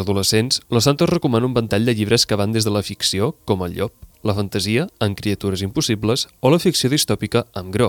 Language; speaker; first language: Catalan; native; Catalan